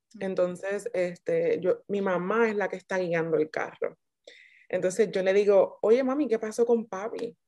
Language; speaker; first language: Spanish; native; Spanish